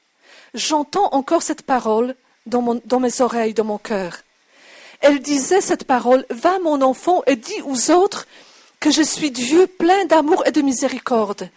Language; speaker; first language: French; non-native, fluent; Polish